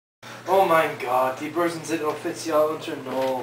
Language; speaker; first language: German; non-native, learner; English